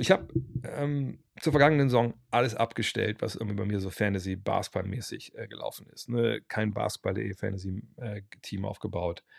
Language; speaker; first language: German; native; German